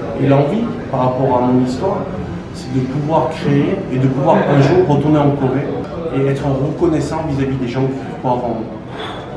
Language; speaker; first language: French; early bilingual, other home language; Korean